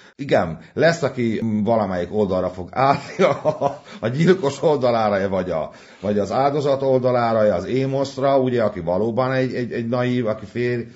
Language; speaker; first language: Hungarian; native; Hungarian